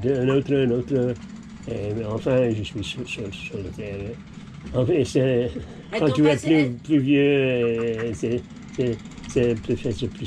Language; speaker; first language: French; non-native, learner; English